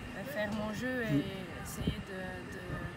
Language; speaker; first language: French; non-native, learner; Dutch